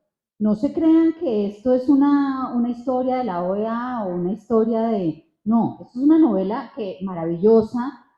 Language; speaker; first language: Spanish; native; Spanish